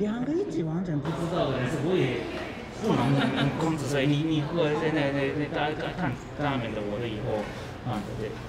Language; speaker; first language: Chinese; non-native, learner; Japanese